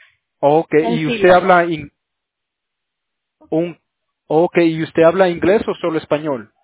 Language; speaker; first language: Spanish; early bilingual, heritage; Spanish